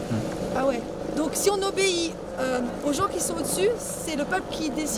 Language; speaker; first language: French; native; French